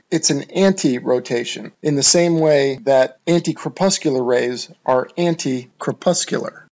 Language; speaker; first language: English; native; English